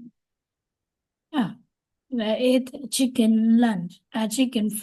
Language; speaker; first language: English; non-native, learner; Vietnamese